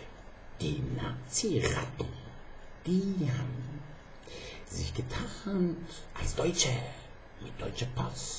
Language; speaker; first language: German; non-native, fluent; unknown